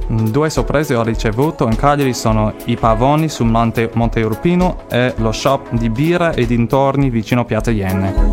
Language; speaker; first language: Italian; non-native, learner; English